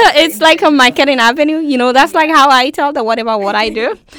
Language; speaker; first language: English; non-native, local second language; Yoruba